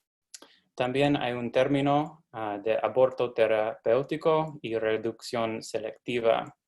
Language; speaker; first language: Spanish; non-native, fluent; English